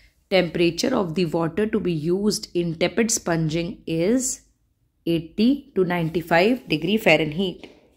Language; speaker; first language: English; non-native, local second language; Hindi